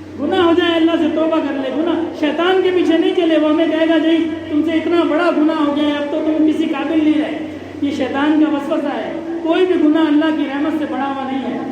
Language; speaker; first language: Urdu; non-native, local second language; Punjabi